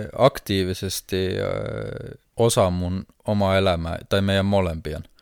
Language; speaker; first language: Finnish; non-native, fluent; Estonian